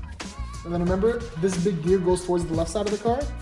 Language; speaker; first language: English; native; English